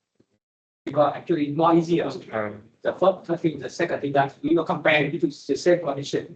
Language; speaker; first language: English; non-native, learner; Vietnamese